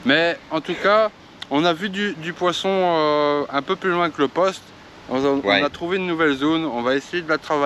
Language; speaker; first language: French; native; French